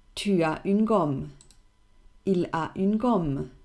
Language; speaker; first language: French; non-native, fluent; German